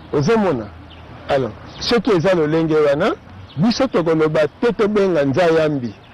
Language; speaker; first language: Lingala; non-native, local second language; Kongo